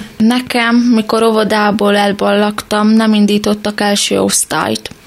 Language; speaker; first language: Hungarian; native; Hungarian